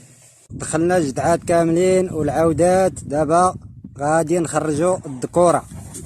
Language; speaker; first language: Arabic; native; Arabic